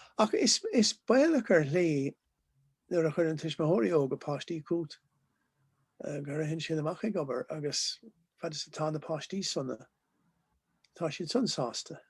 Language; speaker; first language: Irish; non-native, local second language; English